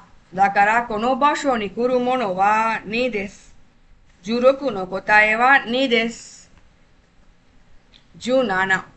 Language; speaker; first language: Japanese; non-native, learner; Tamil